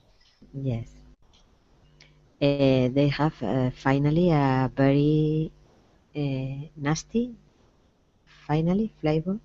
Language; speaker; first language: English; non-native, learner; Spanish